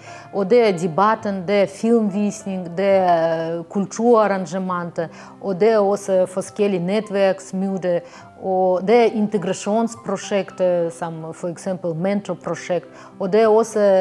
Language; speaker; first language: Danish; non-native, fluent; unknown